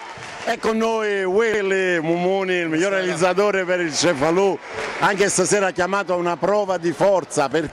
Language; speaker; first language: Italian; native; Italian